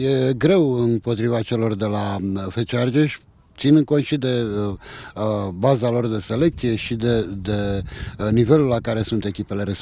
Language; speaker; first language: Romanian; native; Romanian